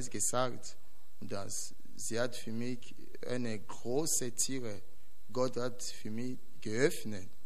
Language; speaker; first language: German; non-native, learner; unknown